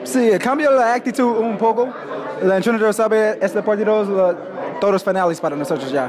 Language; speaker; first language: Spanish; non-native, learner; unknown